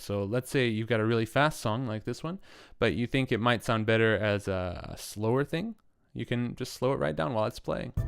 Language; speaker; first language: English; native; English